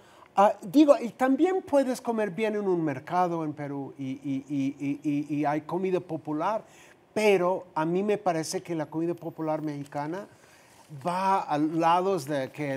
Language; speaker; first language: Spanish; non-native, fluent; English